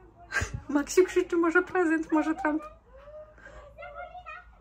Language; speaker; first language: Polish; native; Polish